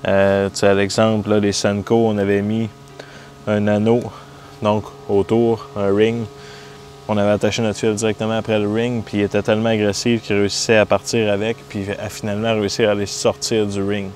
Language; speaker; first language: French; native; French